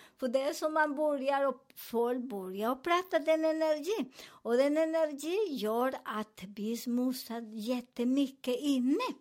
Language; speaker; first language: Swedish; non-native, fluent; Spanish